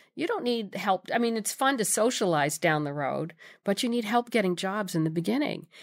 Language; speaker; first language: English; native; English